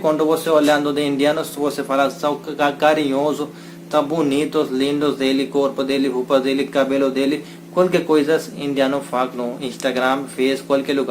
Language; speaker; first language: Portuguese; non-native, learner; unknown